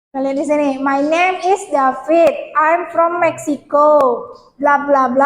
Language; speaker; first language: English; non-native, fluent; Indonesian